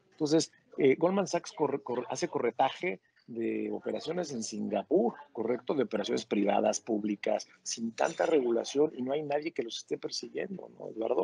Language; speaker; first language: Spanish; native; Spanish